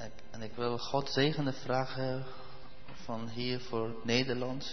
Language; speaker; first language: Dutch; non-native, learner; Persian